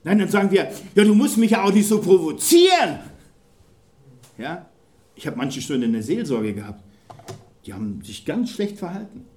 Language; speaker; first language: German; native; German